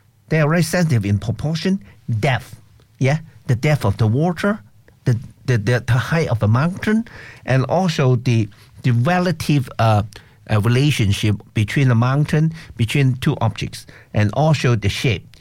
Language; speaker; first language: English; non-native, local second language; Cantonese